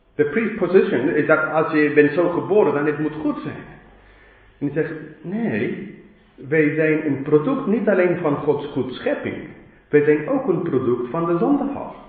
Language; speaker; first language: Dutch; non-native, fluent; English